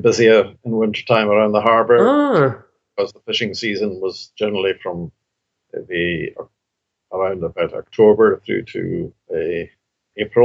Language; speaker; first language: English; non-native, local second language; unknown